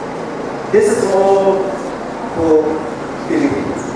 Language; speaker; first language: English; non-native, learner; Japanese